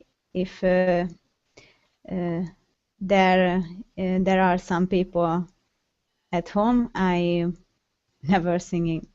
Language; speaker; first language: English; non-native, learner; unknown